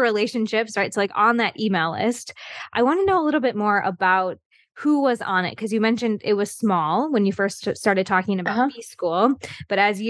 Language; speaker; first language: English; native; English